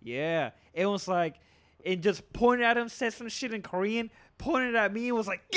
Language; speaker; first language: English; early bilingual, other home language; Spanish